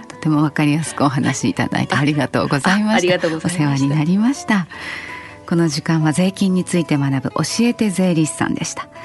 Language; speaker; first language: Japanese; native; Japanese